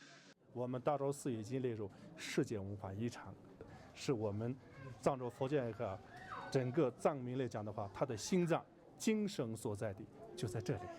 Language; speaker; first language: Chinese; non-native, local second language; Tibetan